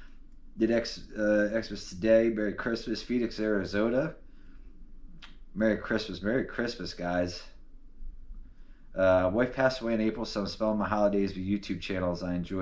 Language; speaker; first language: English; native; English